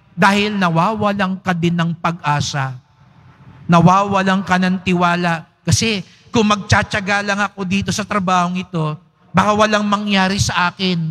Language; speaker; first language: Filipino; native; Filipino